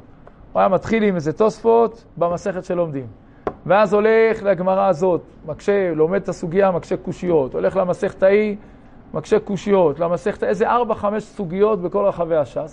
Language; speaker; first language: Hebrew; native; Hebrew